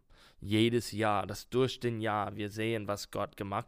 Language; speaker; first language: German; non-native, learner; English